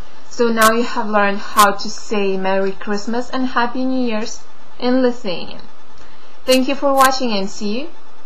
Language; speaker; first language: English; non-native, fluent; Lithuanian